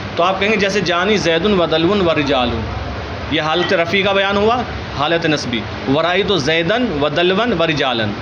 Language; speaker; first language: Urdu; native; Urdu